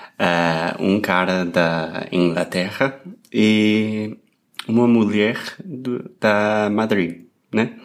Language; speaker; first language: Portuguese; non-native, fluent; English